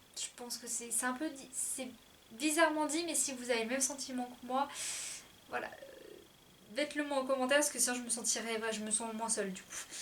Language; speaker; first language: French; native; French